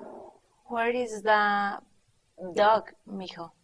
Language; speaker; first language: English; non-native, learner; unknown